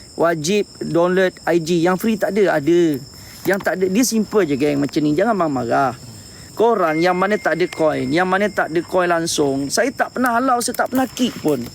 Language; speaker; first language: Malay; native; Malay